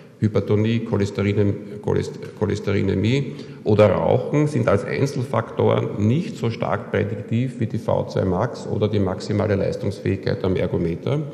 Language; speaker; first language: German; native; German